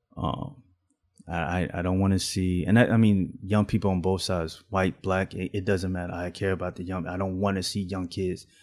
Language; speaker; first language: English; native; English